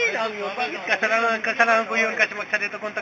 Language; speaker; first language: Filipino; non-native, learner; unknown